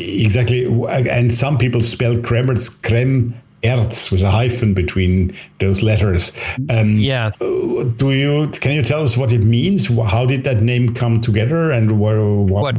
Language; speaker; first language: English; non-native, fluent; German